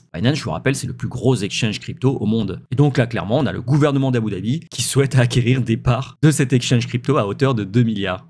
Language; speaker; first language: French; native; French